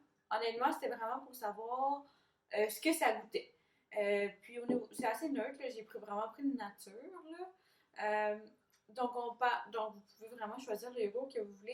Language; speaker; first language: French; native; French